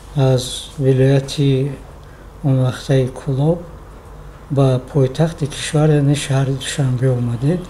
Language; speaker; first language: Tajik; native; Tajik